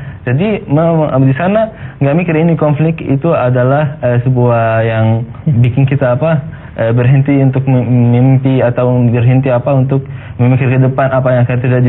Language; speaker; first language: Indonesian; non-native, fluent; Arabic